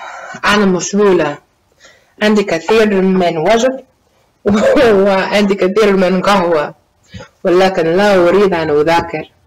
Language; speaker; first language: Arabic; non-native, learner; English